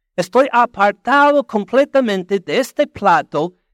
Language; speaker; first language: Spanish; non-native, fluent; English